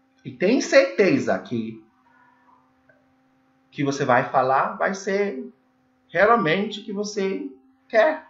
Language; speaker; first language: Portuguese; non-native, learner; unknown